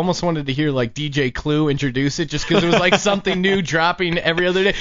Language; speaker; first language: English; native; English